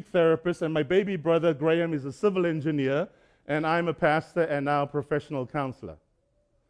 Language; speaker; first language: English; native; English